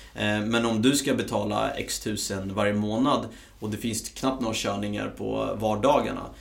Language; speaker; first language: Swedish; early bilingual, other home language; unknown